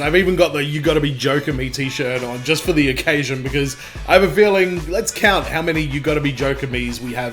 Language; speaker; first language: English; native; English